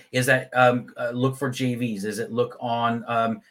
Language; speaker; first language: English; native; English